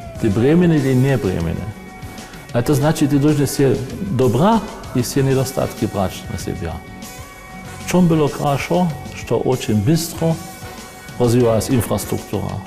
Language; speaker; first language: Russian; non-native, fluent; German